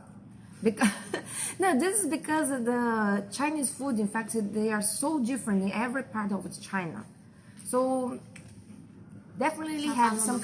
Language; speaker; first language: English; non-native, fluent; Portuguese